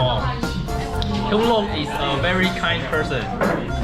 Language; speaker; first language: English; non-native, learner; Chinese